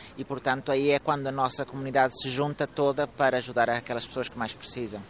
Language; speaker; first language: Portuguese; early bilingual, heritage; Portuguese